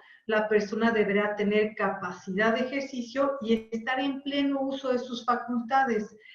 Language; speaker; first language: Spanish; native; Spanish